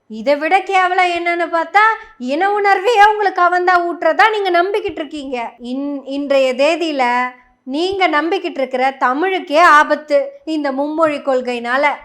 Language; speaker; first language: Tamil; non-native, local second language; Malayalam